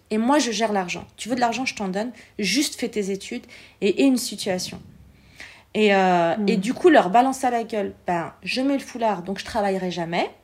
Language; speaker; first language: French; early bilingual, other home language; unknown